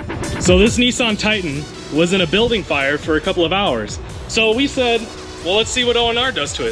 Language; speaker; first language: English; native; English